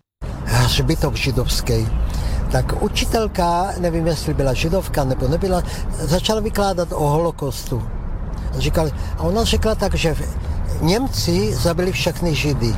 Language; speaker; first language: Czech; non-native, local second language; Slovak